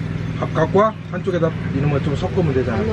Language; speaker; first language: Korean; native; Korean